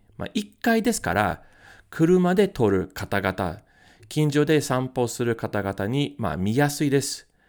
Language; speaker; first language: Japanese; non-native, fluent; English